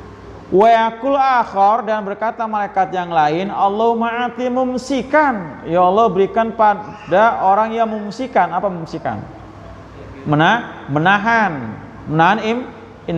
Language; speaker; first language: Indonesian; native; Indonesian